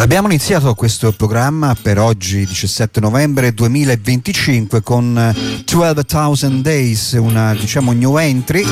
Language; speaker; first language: Italian; native; Italian